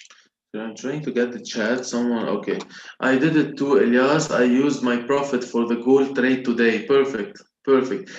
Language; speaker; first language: English; non-native, local second language; Arabic